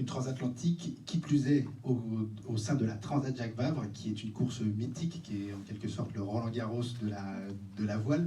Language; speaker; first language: French; native; French